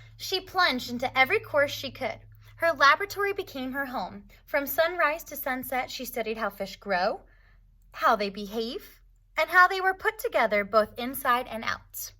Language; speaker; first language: English; native; English